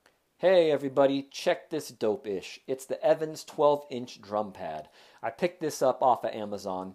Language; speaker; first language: English; native; English